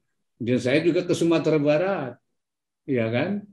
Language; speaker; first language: Indonesian; native; Indonesian